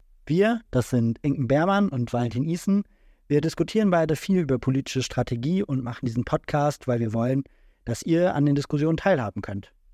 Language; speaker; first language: German; native; German